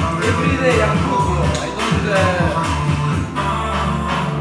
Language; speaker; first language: English; non-native, learner; Arabic